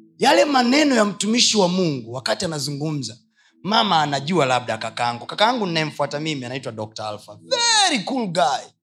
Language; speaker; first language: Swahili; native; Swahili